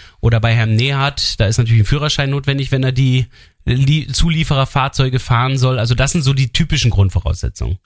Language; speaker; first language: German; native; German